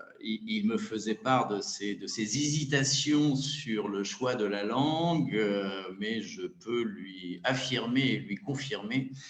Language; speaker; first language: French; native; French